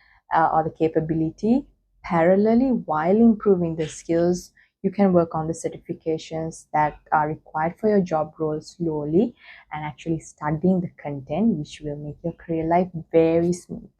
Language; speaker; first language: English; non-native, local second language; Sinhala